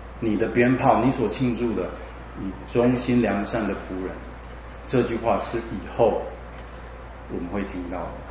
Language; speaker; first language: Chinese; native; Chinese